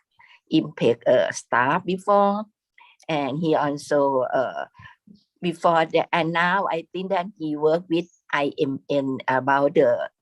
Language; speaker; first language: English; non-native, fluent; Thai